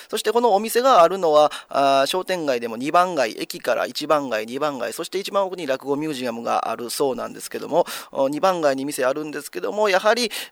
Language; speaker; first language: Japanese; native; Japanese